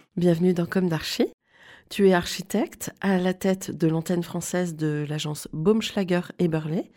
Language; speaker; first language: French; native; French